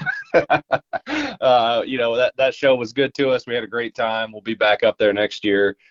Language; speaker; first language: English; native; English